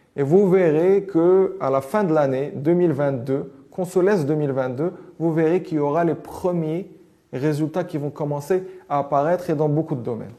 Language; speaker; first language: French; non-native, local second language; Arabic